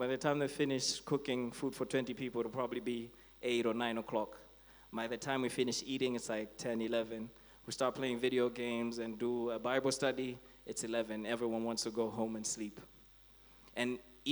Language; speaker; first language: English; non-native, local second language; Nyanja